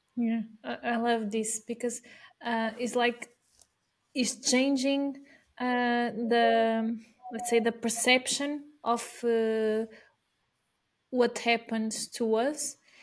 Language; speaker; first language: English; non-native, fluent; Portuguese